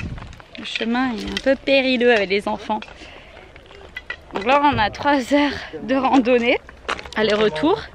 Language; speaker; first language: French; native; French